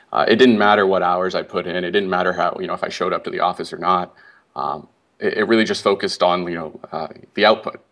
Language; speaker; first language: English; native; English